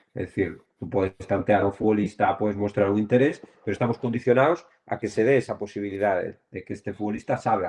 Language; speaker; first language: Spanish; native; Spanish